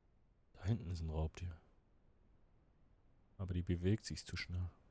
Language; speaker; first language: German; native; German